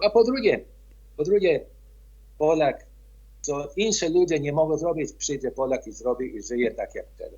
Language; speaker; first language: Polish; early bilingual, heritage; Polish